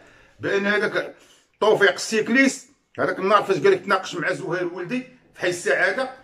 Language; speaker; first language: Arabic; native; Arabic